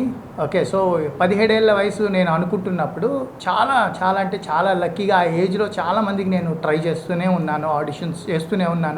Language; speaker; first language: Telugu; native; Telugu